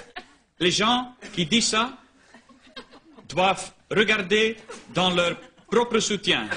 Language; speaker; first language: French; non-native, local second language; Dutch